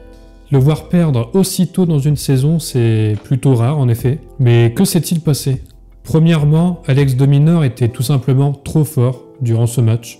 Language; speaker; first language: French; native; French